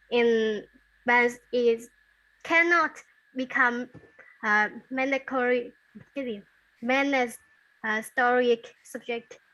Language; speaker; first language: English; non-native, learner; Vietnamese